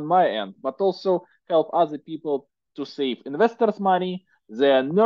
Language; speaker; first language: English; non-native, fluent; Russian